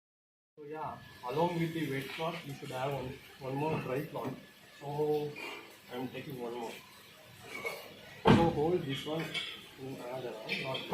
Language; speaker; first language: English; non-native, local second language; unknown